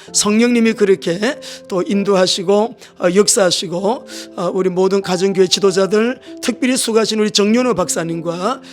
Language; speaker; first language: Korean; native; Korean